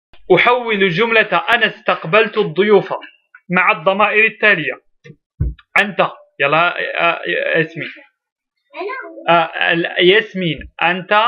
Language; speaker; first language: Arabic; native; Arabic